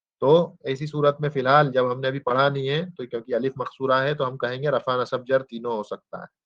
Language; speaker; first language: Urdu; native; Urdu